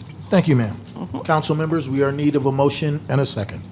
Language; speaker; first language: English; native; English